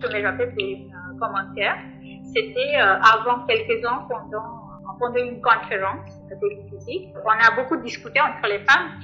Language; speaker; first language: French; non-native, fluent; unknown